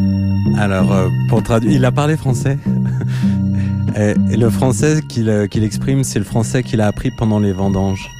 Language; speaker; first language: French; native; French